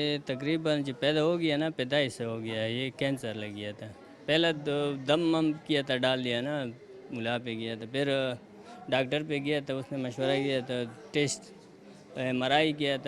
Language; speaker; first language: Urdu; non-native, local second language; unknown